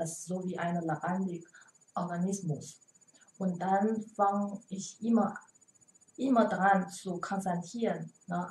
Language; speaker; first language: German; non-native, learner; Chinese